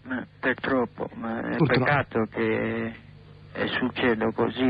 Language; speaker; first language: Italian; non-native, learner; English